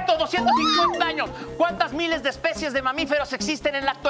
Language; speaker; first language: Spanish; native; Spanish